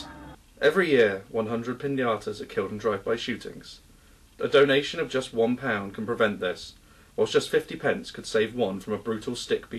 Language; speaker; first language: English; native; English